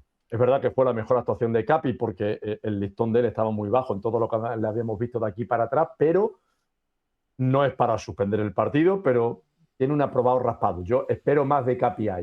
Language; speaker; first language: Spanish; native; Spanish